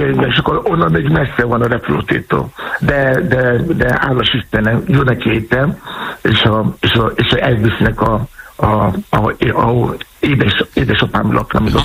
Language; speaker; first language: Hungarian; non-native, fluent; Yoruba